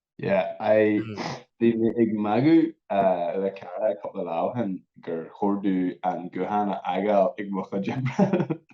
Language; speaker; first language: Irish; non-native, local second language; English